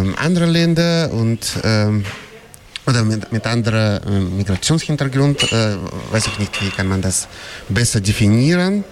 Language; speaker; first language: German; non-native, fluent; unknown